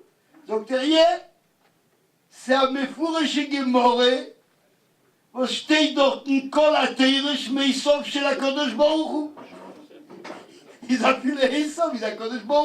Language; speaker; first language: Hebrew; non-native, fluent; Yiddish